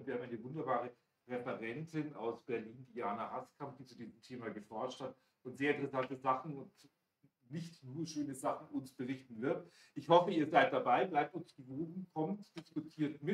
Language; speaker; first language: German; native; German